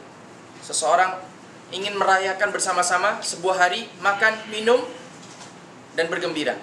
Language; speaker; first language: Indonesian; native; Indonesian